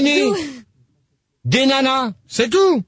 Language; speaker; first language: French; native; French